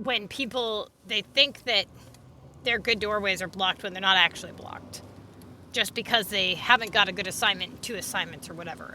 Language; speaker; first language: English; native; English